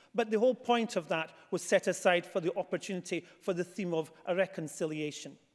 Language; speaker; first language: English; native; English